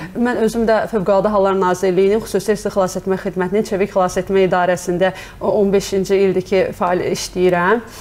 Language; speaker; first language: Azerbaijani; native; Azerbaijani